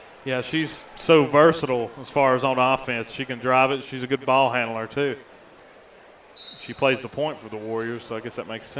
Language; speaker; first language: English; native; English